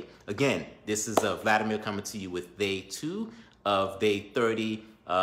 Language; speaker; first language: English; native; English